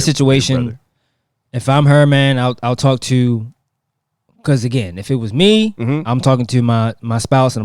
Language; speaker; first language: English; native; English